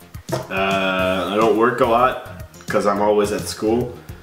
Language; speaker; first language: English; native; English